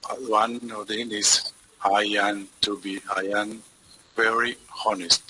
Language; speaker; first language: English; non-native, learner; Spanish